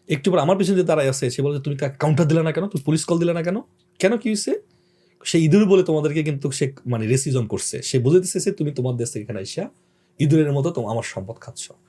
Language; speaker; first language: Bangla; native; Bangla